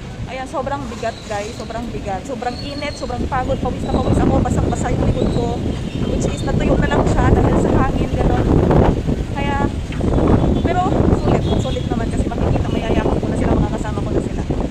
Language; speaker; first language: Filipino; non-native, local second language; Cebuano